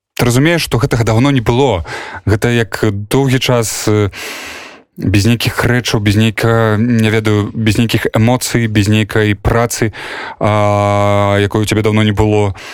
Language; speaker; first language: Belarusian; native; Belarusian